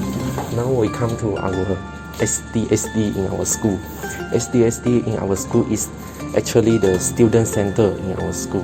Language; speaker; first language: English; non-native, local second language; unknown